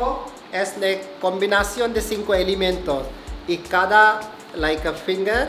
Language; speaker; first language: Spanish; non-native, learner; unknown